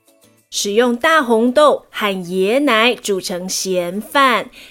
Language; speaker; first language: Chinese; native; Chinese